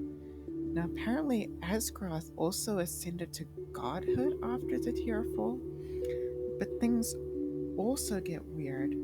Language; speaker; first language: English; native; English